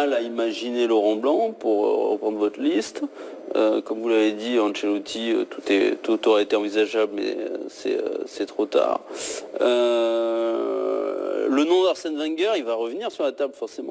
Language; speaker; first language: French; native; French